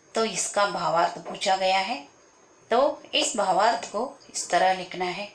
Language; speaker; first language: Hindi; non-native, local second language; Kannada